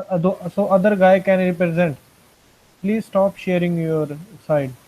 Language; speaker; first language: English; non-native, fluent; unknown